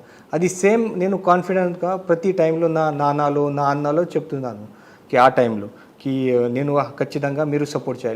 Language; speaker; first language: Telugu; non-native, fluent; Marathi